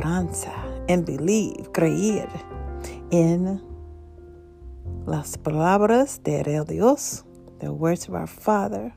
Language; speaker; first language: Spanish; non-native, learner; English